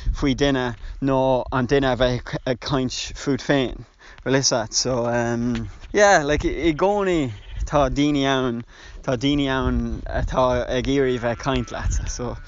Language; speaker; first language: Irish; non-native, local second language; English